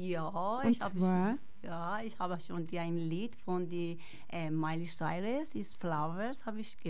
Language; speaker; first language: German; non-native, learner; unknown